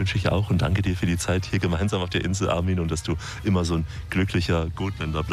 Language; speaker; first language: German; native; German